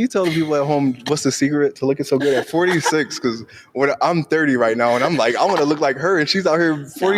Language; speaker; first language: English; native; English